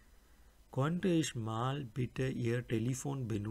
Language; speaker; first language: German; non-native, fluent; English